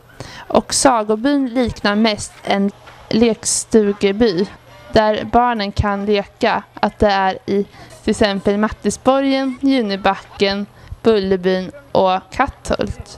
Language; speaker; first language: Swedish; native; Swedish